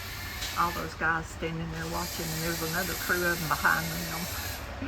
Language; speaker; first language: English; native; English